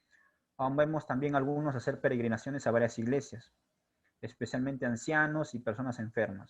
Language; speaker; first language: Spanish; native; Spanish